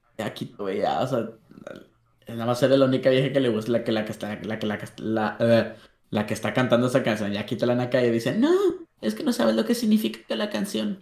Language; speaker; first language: Spanish; native; Spanish